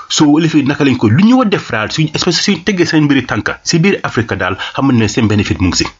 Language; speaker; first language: Wolof; non-native, local second language; Serer